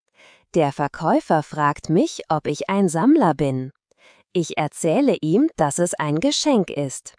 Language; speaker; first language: German; non-native, fluent; Spanish